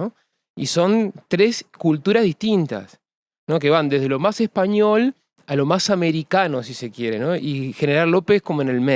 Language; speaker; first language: Spanish; native; Spanish